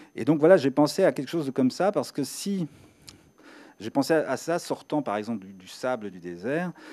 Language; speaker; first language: French; non-native, fluent; Serbian